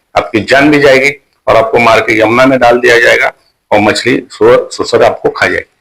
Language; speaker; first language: Hindi; non-native, local second language; Marathi